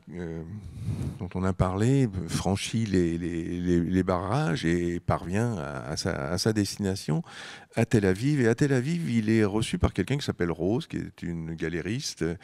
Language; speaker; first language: French; native; French